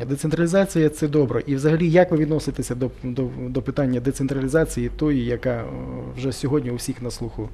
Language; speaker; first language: Ukrainian; native; Ukrainian